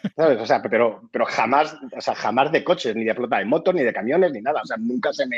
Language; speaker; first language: Spanish; native; Spanish